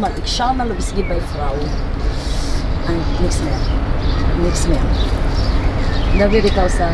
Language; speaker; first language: German; non-native, fluent; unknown